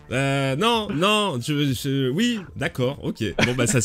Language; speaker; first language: French; native; French